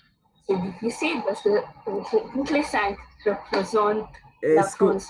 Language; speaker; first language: French; non-native, learner; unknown